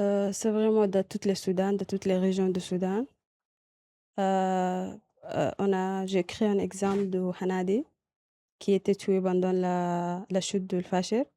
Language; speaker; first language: French; non-native, local second language; Arabic